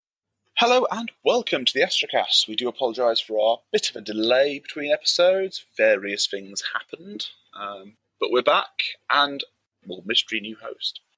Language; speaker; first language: English; native; English